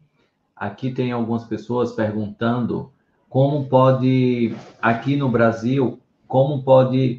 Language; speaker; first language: Spanish; non-native, learner; Portuguese